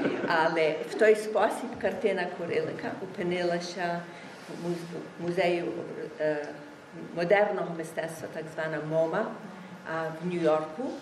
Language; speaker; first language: Ukrainian; early bilingual, heritage; Ukrainian